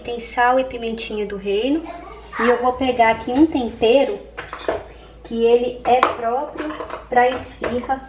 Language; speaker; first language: Portuguese; native; Portuguese